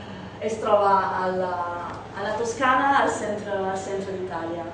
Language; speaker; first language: Catalan; non-native, learner; Italian